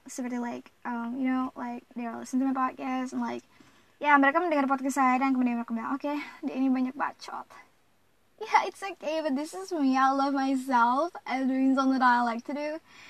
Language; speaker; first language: English; non-native, fluent; Indonesian